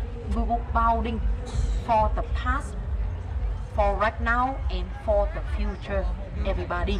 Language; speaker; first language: English; non-native, learner; Vietnamese